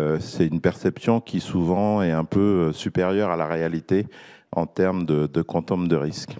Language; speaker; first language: French; native; French